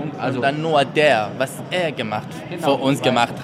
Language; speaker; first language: German; non-native, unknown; Arabic